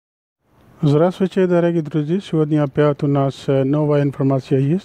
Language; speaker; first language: Russian; non-native, learner; Urdu